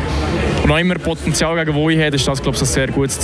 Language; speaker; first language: German; native; German